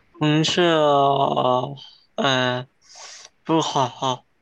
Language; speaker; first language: Chinese; early bilingual, heritage; Chinese